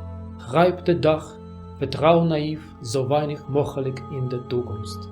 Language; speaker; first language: Dutch; non-native, learner; Russian